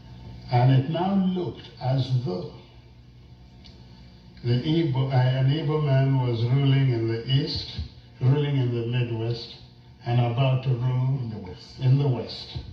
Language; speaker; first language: English; non-native, local second language; Igbo